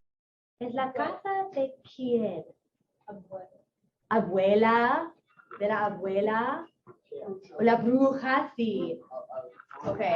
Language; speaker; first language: Spanish; non-native, fluent; English